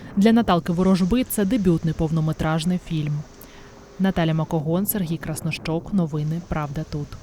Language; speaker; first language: Ukrainian; native; Ukrainian